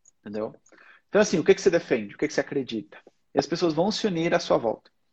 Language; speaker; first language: Portuguese; native; Portuguese